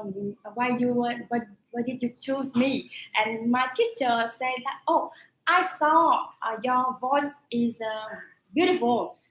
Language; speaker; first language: English; non-native, learner; Vietnamese